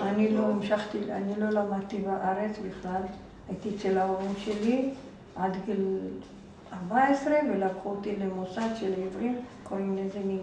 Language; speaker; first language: Hebrew; non-native, fluent; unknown